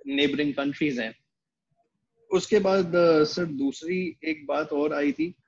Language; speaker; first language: Hindi; native; Hindi